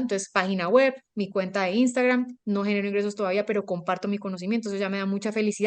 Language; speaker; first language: Spanish; native; Spanish